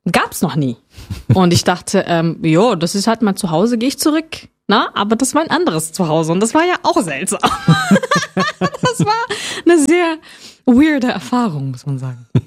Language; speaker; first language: German; non-native, fluent; Portuguese